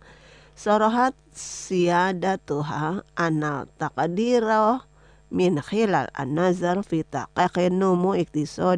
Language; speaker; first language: Arabic; non-native, fluent; Indonesian